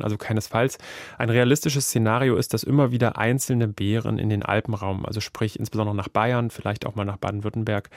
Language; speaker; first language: German; native; German